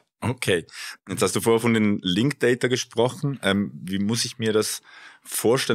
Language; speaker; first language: German; native; German